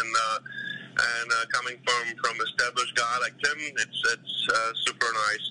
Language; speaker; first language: English; non-native, fluent; German